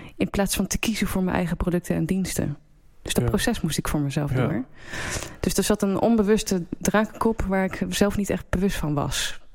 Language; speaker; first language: Dutch; native; Dutch